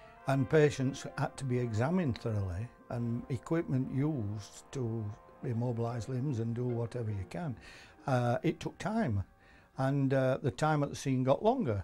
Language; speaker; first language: English; native; English